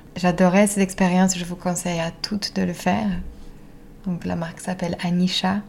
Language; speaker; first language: French; non-native, fluent; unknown